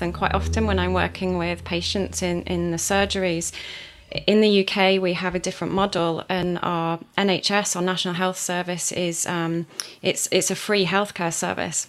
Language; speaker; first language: English; native; English